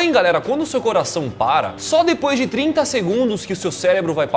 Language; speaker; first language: Portuguese; native; Portuguese